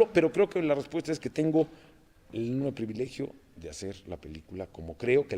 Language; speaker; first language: Spanish; native; Spanish